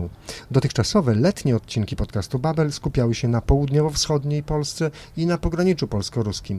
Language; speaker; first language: Polish; native; Polish